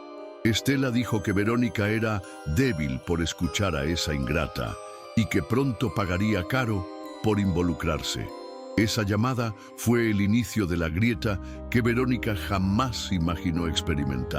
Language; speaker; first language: Spanish; native; Spanish